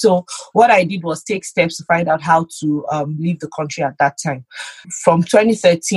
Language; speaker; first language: English; non-native, local second language; Yoruba